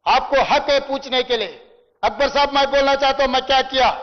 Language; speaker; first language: Hindi; non-native, local second language; Telugu